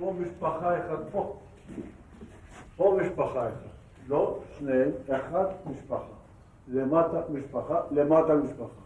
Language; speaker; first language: Hebrew; non-native, fluent; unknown